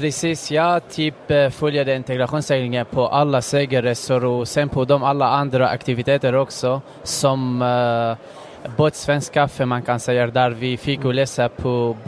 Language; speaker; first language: Swedish; non-native, fluent; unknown